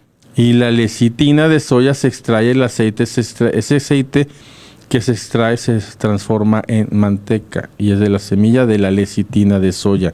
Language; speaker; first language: Spanish; native; Spanish